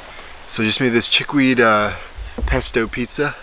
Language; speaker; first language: English; native; English